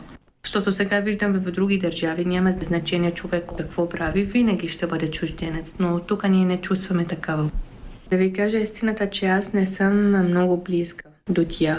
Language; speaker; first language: Bulgarian; non-native, fluent; Arabic